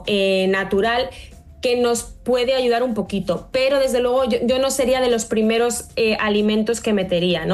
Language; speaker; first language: Spanish; native; Spanish